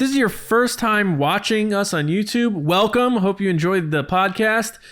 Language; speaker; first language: English; native; English